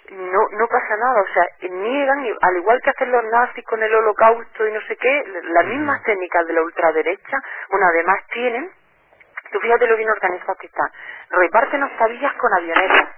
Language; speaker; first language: Spanish; native; Spanish